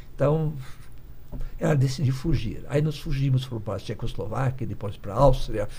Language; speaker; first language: Portuguese; early bilingual, other home language; Hungarian